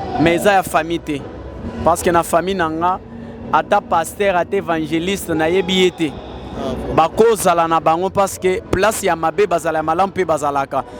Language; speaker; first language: Lingala; non-native, local second language; Luba-Lulua